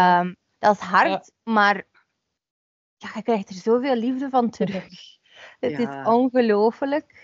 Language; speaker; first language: Dutch; native; Dutch